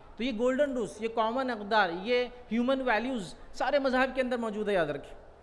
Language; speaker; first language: Urdu; native; Urdu